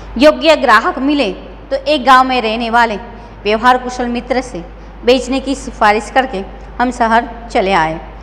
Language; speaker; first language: Hindi; non-native, local second language; Gujarati